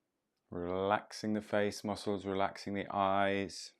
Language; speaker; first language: English; native; English